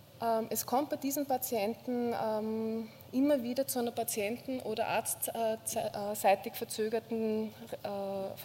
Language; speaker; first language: German; native; German